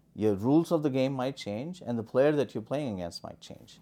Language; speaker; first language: English; non-native, local second language; Hindi